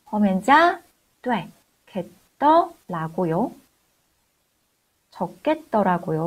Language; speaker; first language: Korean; non-native, fluent; Chinese